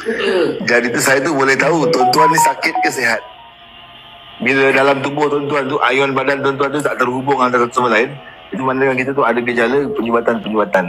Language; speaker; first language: Malay; native; Malay